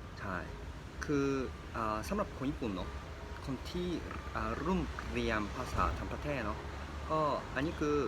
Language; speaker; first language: Thai; non-native, learner; Japanese